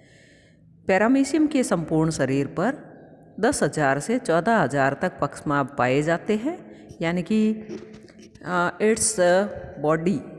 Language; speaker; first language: Hindi; native; Hindi